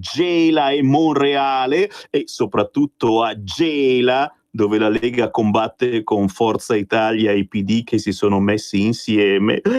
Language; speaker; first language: Italian; native; Italian